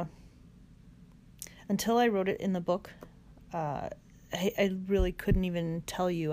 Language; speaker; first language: English; native; English